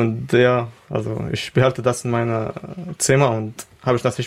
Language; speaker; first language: German; non-native, learner; Arabic